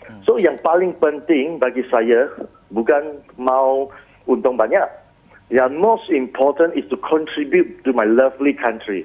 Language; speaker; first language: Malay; non-native, local second language; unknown